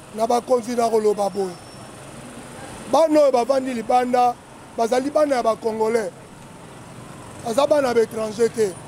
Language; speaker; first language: Lingala; native; Lingala